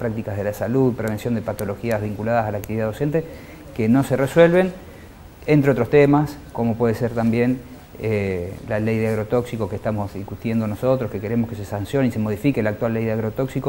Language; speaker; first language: Spanish; native; Spanish